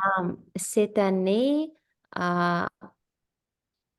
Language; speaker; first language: French; non-native, learner; Spanish